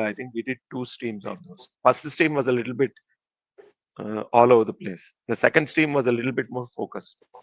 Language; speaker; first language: English; non-native, local second language; Telugu